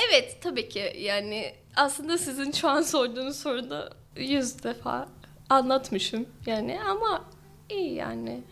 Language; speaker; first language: Turkish; non-native, fluent; English